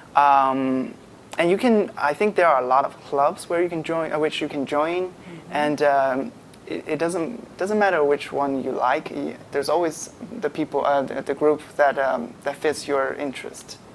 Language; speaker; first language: English; non-native, fluent; Chinese